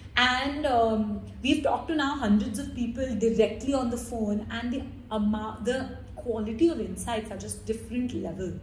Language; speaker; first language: English; early bilingual, other home language; Hindi